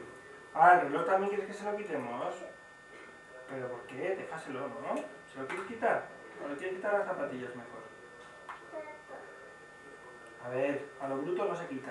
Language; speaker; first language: Spanish; native; Spanish